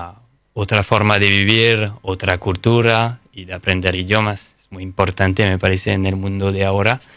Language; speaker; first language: Spanish; non-native, fluent; French